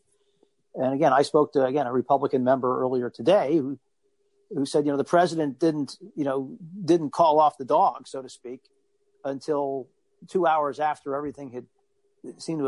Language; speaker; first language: English; native; English